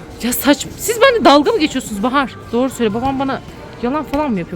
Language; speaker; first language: Turkish; native; Turkish